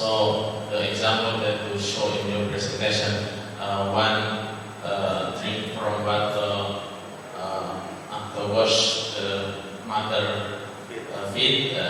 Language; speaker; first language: English; non-native, fluent; Indonesian